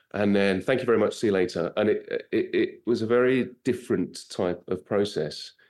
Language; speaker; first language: English; native; English